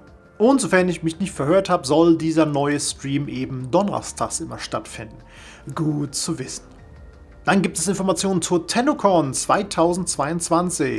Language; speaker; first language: German; native; German